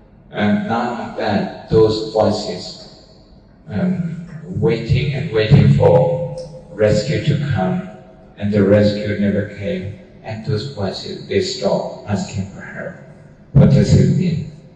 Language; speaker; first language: English; non-native, fluent; Burmese